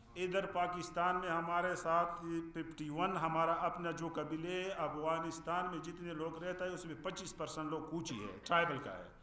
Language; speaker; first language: Urdu; non-native, fluent; Pashto